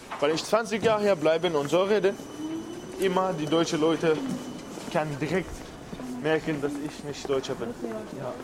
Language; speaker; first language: German; non-native, learner; Arabic